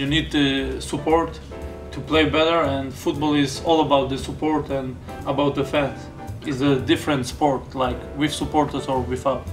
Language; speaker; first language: English; non-native, fluent; German